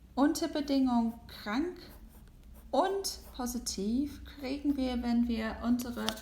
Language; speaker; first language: German; non-native, fluent; English